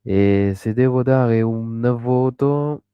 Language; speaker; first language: Italian; native; Italian